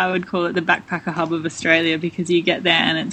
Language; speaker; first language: English; native; English